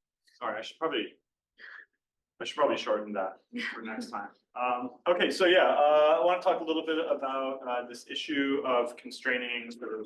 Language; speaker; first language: English; native; English